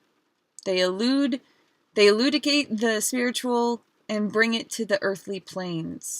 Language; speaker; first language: English; native; English